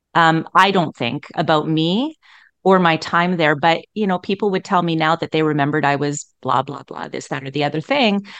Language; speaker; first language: English; native; English